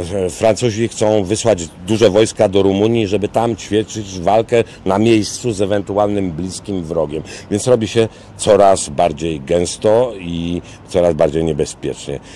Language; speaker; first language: Polish; native; Polish